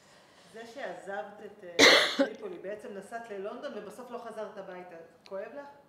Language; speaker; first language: Hebrew; native; Hebrew